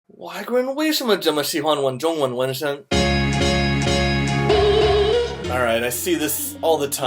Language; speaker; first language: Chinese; non-native, fluent; English